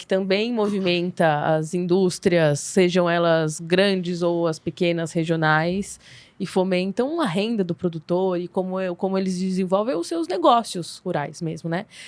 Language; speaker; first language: Portuguese; native; Portuguese